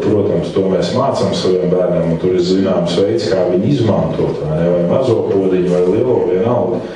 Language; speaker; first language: Latvian; native; Latvian